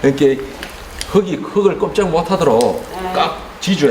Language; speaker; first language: Korean; native; Korean